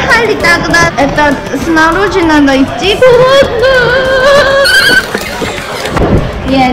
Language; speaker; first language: Russian; non-native, learner; Korean